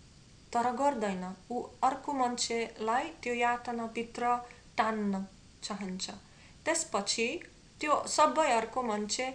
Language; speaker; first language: Nepali; non-native, learner; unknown